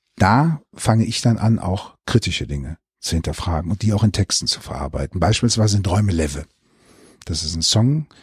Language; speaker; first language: German; native; German